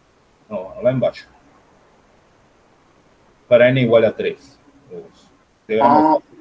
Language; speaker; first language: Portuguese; non-native, fluent; Spanish